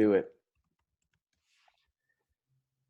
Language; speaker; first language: English; native; English